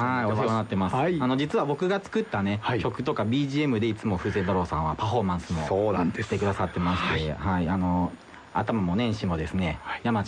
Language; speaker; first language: Japanese; native; Japanese